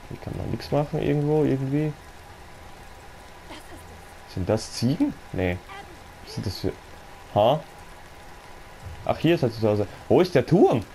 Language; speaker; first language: German; native; German